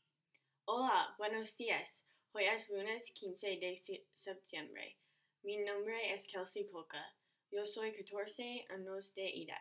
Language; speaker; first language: Spanish; non-native, learner; English